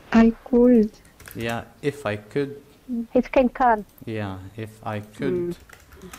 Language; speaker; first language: English; non-native, fluent; Arabic